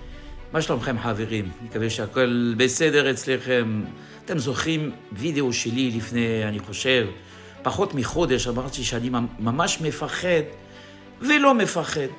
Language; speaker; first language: Hebrew; non-native, fluent; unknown